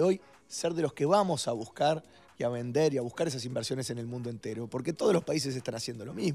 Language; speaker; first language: Spanish; native; Spanish